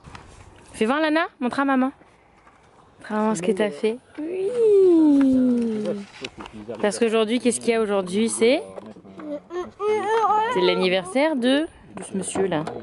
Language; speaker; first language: French; native; French